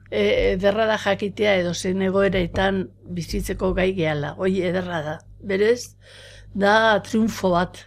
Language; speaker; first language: Basque; native; Basque